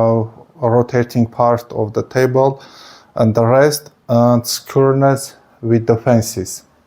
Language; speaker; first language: English; non-native, fluent; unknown